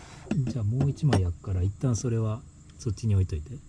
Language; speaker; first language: Japanese; native; Japanese